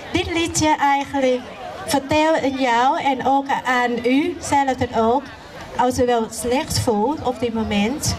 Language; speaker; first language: Dutch; non-native, learner; Thai